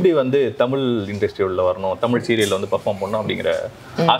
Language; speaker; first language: Tamil; native; Tamil